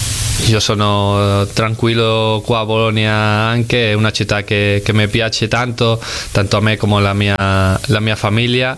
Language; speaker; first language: Italian; non-native, learner; Spanish